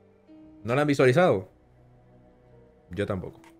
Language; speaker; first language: Spanish; native; Spanish